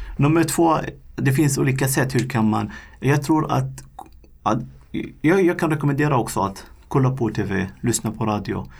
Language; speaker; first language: Swedish; non-native, fluent; Arabic